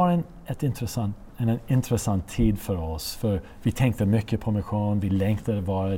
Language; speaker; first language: Swedish; non-native, fluent; English